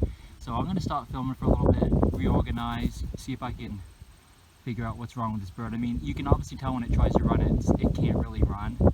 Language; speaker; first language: English; native; English